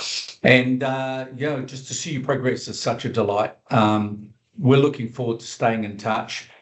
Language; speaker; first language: English; native; English